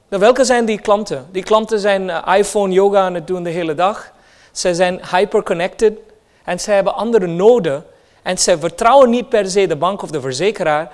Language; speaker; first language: Dutch; non-native, fluent; Hindi